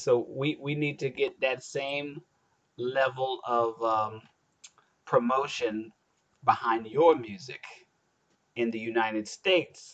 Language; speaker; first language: English; native; English